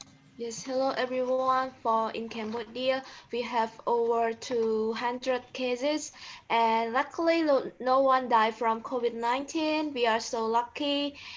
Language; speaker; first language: English; non-native, learner; Khmer